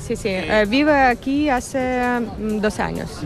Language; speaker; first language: Spanish; non-native, learner; Ukrainian